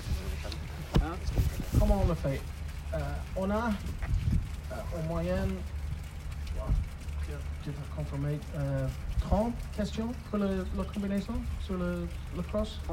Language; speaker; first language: French; non-native, fluent; English